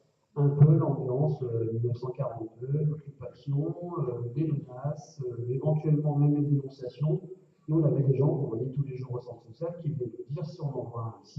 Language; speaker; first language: French; native; French